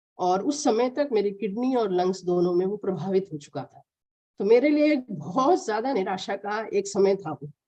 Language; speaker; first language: Hindi; non-native, local second language; Malayalam